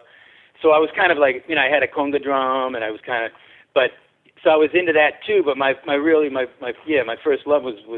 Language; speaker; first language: English; native; English